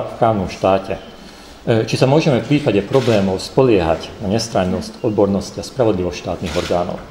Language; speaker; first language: Slovak; non-native, local second language; Hungarian